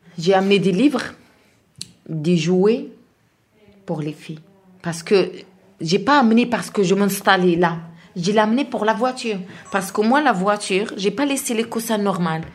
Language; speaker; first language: French; non-native, learner; Arabic